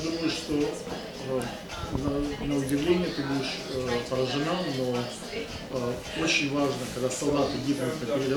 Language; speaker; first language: Russian; native; Russian